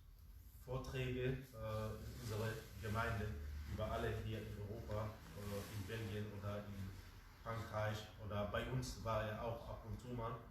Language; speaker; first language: German; non-native, fluent; Fula